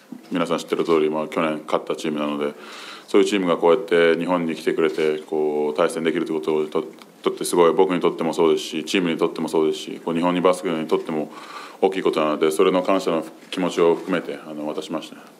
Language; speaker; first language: Japanese; native; Japanese